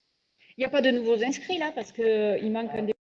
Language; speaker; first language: French; native; French